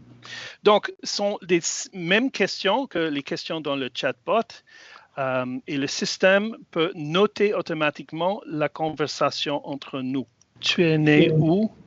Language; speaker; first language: French; non-native, fluent; English